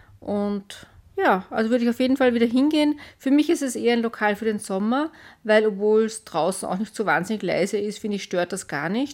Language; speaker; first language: German; native; German